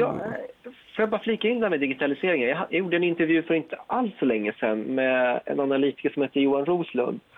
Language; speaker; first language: Swedish; native; Swedish